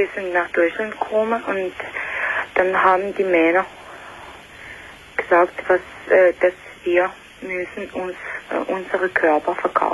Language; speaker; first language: German; non-native, learner; Russian